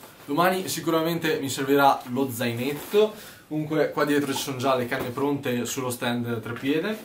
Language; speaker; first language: Italian; native; Italian